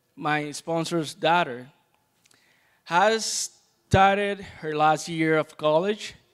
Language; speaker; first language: English; non-native, fluent; Spanish